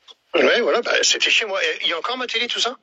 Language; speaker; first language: French; native; French